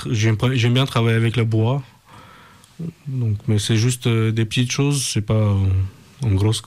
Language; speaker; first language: French; non-native, learner; Russian